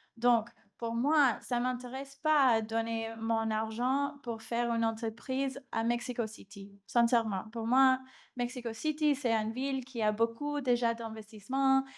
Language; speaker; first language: French; non-native, fluent; Spanish